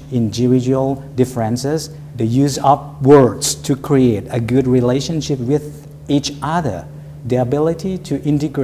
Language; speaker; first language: English; non-native, fluent; Thai